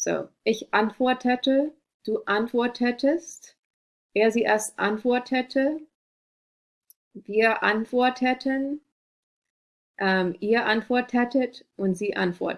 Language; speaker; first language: German; non-native, fluent; English